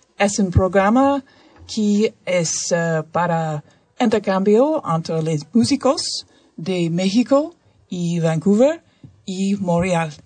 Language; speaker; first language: Spanish; non-native, learner; English